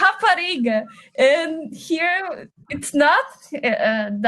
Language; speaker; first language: English; non-native, learner; Portuguese